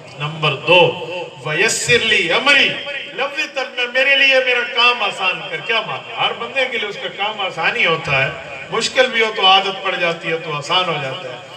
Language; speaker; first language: Urdu; non-native, local second language; Punjabi